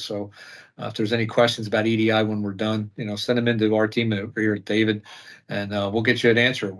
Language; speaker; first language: English; native; English